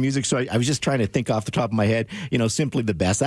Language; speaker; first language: English; native; English